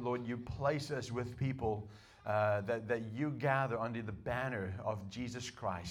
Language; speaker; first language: English; non-native, local second language; Afrikaans